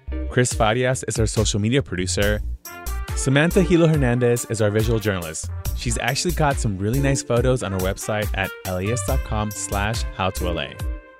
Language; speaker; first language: English; native; English